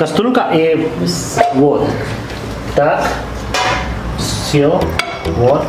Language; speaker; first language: Russian; non-native, learner; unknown